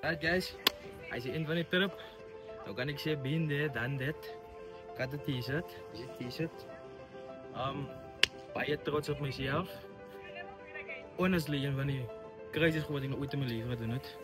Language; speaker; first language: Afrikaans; non-native, learner; Dutch